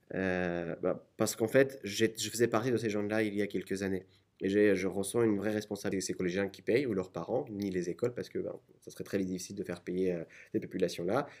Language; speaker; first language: French; non-native, fluent; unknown